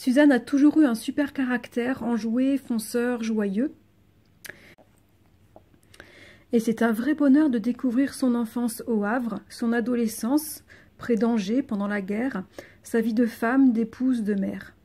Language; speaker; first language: French; native; French